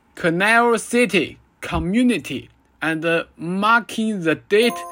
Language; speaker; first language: English; non-native, fluent; Chinese